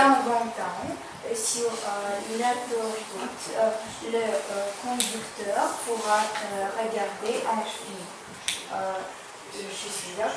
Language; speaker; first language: French; non-native, learner; Ukrainian